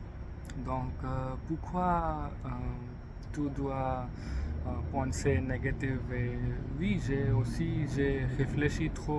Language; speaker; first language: French; non-native, learner; English